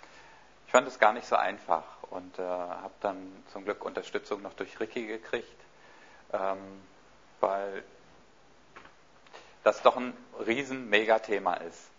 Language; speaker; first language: German; native; German